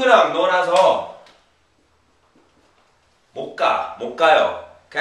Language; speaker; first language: Korean; non-native, fluent; English